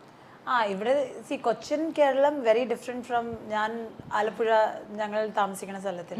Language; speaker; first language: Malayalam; non-native, local second language; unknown